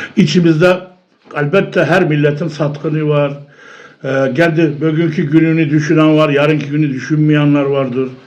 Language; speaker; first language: Turkish; early bilingual, heritage; Turkish